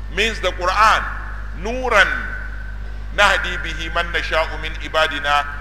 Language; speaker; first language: English; non-native, local second language; Hausa